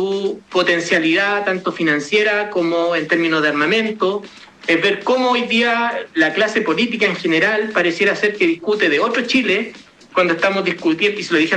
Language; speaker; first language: Spanish; native; Spanish